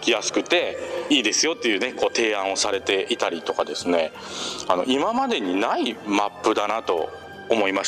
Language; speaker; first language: Japanese; native; Japanese